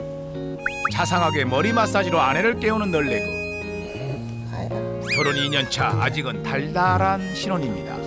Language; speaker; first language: Korean; native; Korean